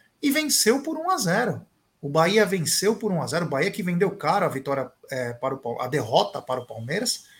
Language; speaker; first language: Portuguese; native; Portuguese